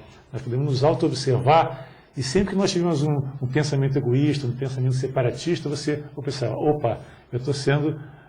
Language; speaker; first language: Portuguese; native; Portuguese